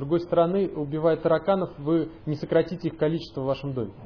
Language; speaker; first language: Russian; native; Russian